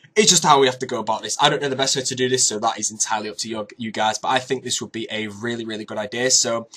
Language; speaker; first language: English; native; English